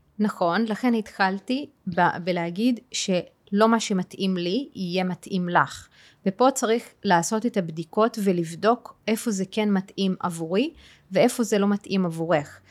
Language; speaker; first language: Hebrew; non-native, local second language; Arabic